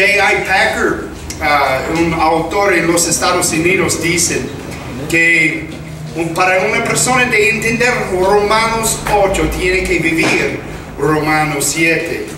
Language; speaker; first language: Spanish; non-native, fluent; English